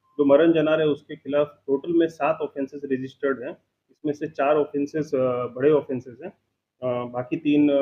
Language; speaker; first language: Hindi; non-native, local second language; Gujarati